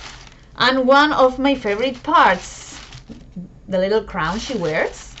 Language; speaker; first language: English; non-native, fluent; Spanish